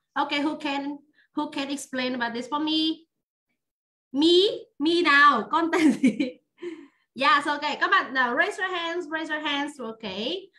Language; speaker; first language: English; non-native, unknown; Vietnamese